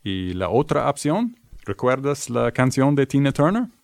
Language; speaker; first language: Spanish; non-native, fluent; English